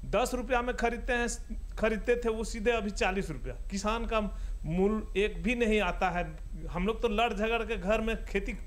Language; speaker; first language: Hindi; native; Hindi